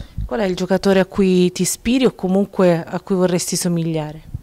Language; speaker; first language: Italian; native; Italian